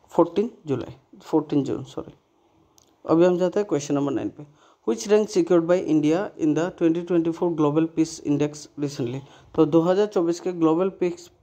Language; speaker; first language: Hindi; non-native, local second language; Bangla